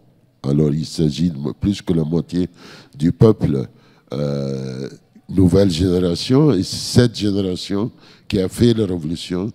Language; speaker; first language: French; non-native, fluent; Arabic